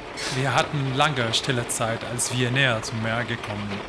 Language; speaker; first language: German; non-native, learner; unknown